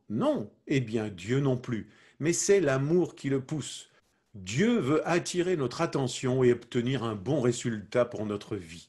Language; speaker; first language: French; native; French